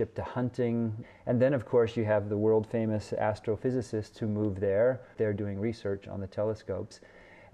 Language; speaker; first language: English; native; English